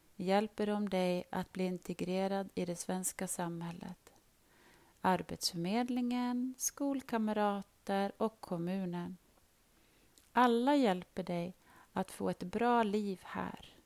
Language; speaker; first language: Swedish; non-native, learner; Arabic